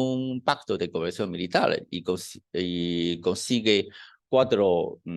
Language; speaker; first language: Spanish; non-native, fluent; Chinese